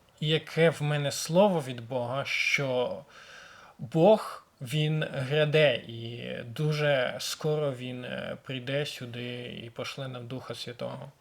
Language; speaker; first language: Ukrainian; native; Ukrainian